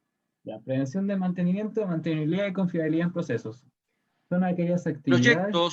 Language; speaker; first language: Spanish; native; Spanish